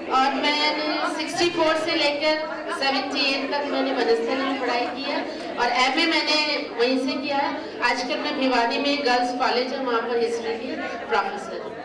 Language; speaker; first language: Hindi; native; Hindi